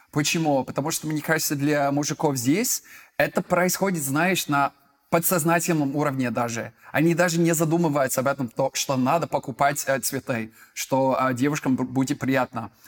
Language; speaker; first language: Russian; non-native, fluent; English